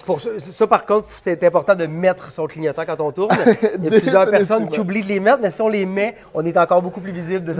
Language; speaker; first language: French; native; French